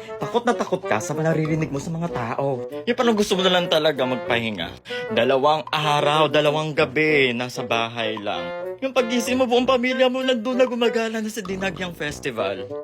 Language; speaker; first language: Filipino; non-native, local second language; Hiligaynon